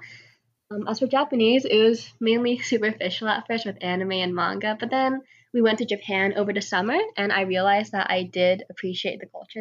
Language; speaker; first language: English; native; English